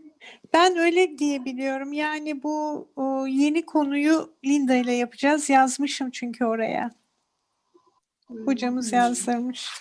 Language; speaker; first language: Turkish; native; Turkish